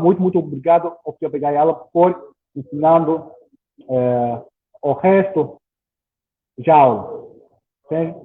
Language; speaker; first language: Portuguese; non-native, learner; English